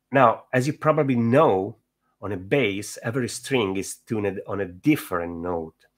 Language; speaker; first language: English; non-native, fluent; Italian